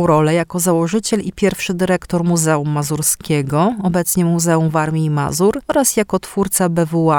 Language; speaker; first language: Polish; native; Polish